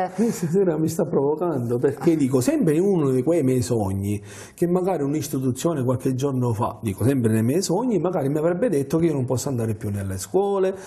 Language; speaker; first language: Italian; native; Italian